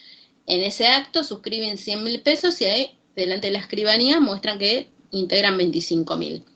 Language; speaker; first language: Spanish; native; Spanish